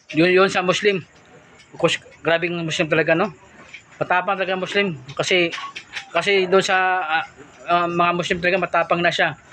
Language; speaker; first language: Filipino; non-native, local second language; Cebuano